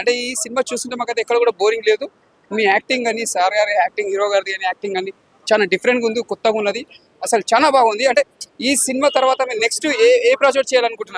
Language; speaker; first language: Telugu; native; Telugu